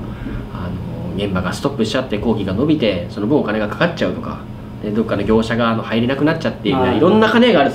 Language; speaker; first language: Japanese; native; Japanese